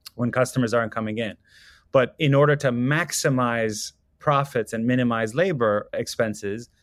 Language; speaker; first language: English; non-native, fluent; Persian